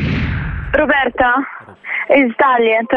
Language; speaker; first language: Slovenian; non-native, local second language; Italian